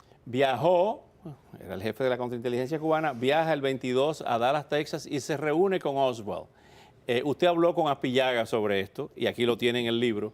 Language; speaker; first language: Spanish; native; Spanish